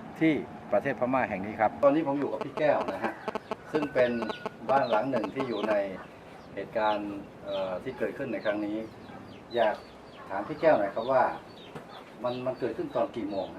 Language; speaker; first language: Thai; native; Thai